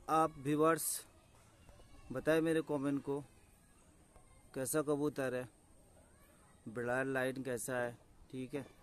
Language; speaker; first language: Hindi; non-native, local second language; Bangla